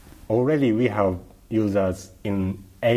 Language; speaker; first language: English; non-native, learner; Japanese